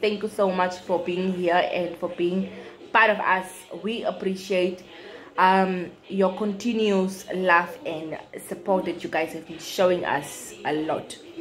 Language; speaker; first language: English; non-native, local second language; Afrikaans